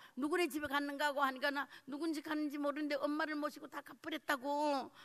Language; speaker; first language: Korean; early bilingual, heritage; Korean